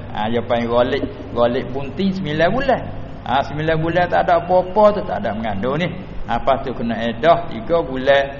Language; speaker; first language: Malay; native; Malay